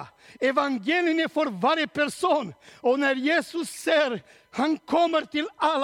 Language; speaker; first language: Swedish; non-native, learner; Romanian